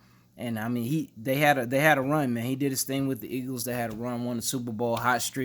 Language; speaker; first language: English; native; English